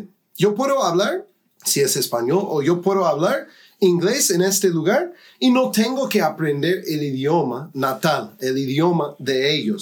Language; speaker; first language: Spanish; non-native, fluent; English